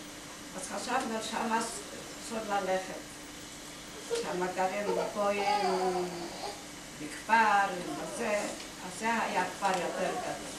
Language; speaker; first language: Hebrew; non-native, fluent; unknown